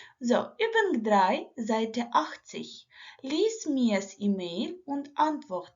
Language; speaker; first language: German; non-native, fluent; Ukrainian